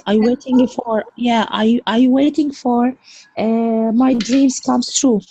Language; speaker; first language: English; non-native, learner; Arabic